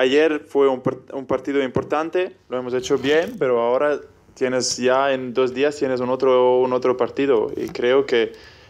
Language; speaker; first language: Spanish; non-native, fluent; German